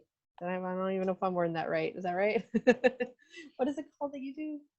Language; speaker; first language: English; native; English